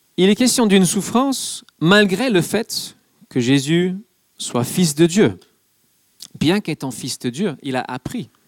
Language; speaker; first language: French; non-native, fluent; English